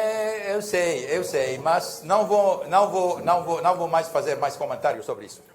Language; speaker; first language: Portuguese; early bilingual, heritage; Portuguese